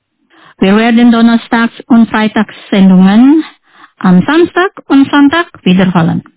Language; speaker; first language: German; non-native, fluent; Indonesian